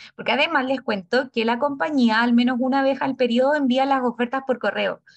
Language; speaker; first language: Spanish; native; Spanish